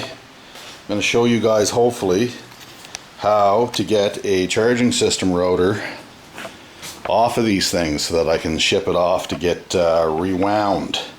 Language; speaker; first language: English; native; English